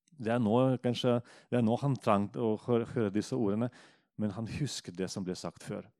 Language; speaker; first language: Norwegian; non-native, fluent; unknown